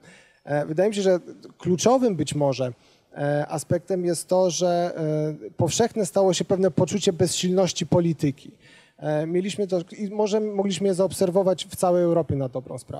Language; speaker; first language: Polish; native; Polish